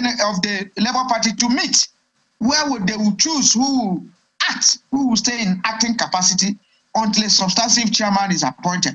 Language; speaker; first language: English; non-native, local second language; Igbo